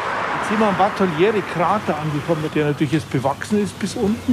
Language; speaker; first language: German; native; German